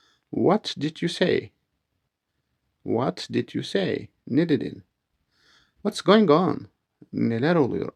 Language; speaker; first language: English; non-native, learner; Turkish